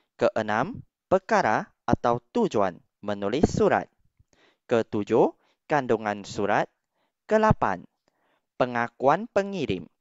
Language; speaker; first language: Malay; non-native, local second language; Chinese